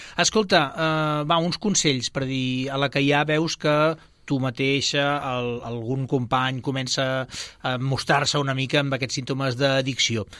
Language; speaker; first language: Catalan; native; Catalan